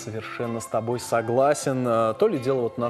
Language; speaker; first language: Russian; native; Russian